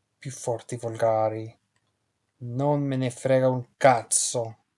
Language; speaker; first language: Italian; non-native, learner; English